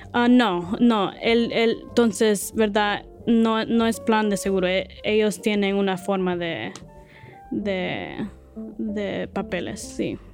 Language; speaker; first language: Spanish; early bilingual, heritage; Spanish